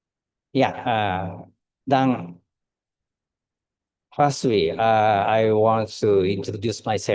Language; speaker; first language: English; non-native, learner; Japanese